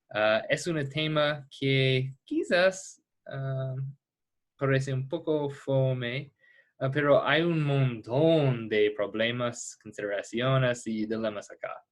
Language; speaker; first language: Spanish; non-native, fluent; English